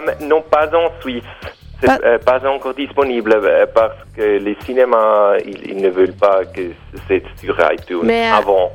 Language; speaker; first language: French; non-native, learner; German